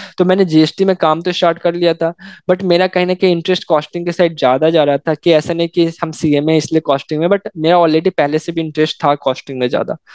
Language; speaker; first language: Hindi; native; Hindi